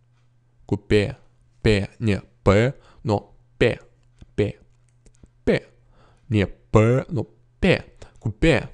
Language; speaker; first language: Russian; non-native, fluent; Lithuanian